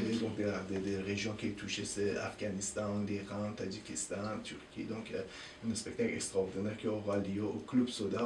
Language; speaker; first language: French; non-native, fluent; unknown